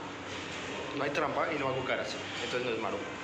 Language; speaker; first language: Spanish; non-native, fluent; French